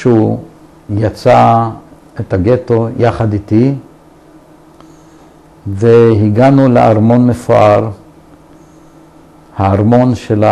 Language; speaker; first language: Hebrew; early bilingual, other home language; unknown